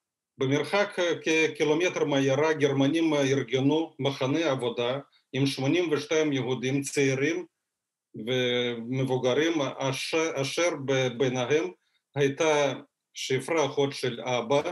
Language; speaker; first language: Hebrew; non-native, fluent; Russian